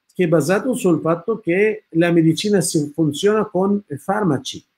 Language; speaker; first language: Italian; non-native, fluent; Arabic